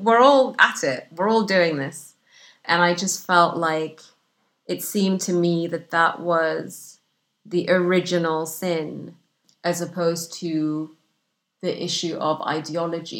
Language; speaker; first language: English; non-native, fluent; Arabic